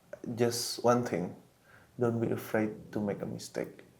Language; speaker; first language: English; non-native, local second language; Indonesian